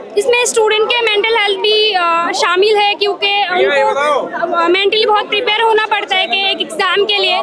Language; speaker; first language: Hindi; non-native, local second language; Assamese